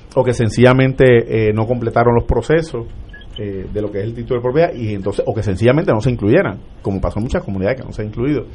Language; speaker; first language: Spanish; native; Spanish